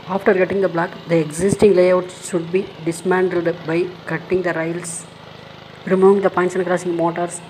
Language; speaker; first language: English; non-native, local second language; Tamil